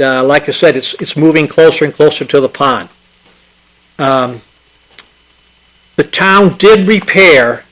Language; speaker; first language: English; native; English